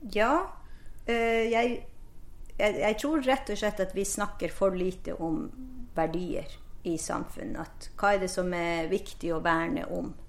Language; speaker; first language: Norwegian; non-native, local second language; Northern Sami